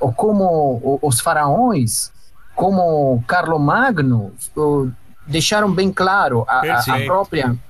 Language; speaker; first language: Portuguese; non-native, fluent; Italian